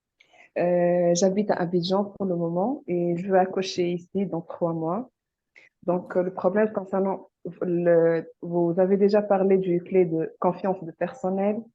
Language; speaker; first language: French; non-native, fluent; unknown